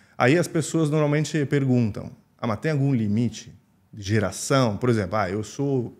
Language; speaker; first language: Portuguese; non-native, fluent; Italian